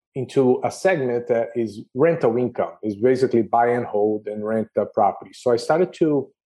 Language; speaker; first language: English; non-native, fluent; Portuguese